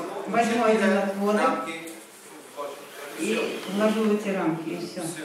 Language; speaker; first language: Russian; native; Russian